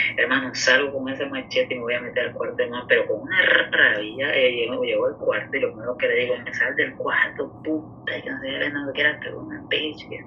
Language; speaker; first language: Spanish; native; Spanish